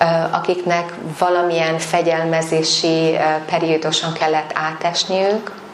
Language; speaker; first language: Hungarian; native; Hungarian